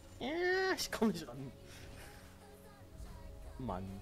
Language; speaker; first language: German; native; German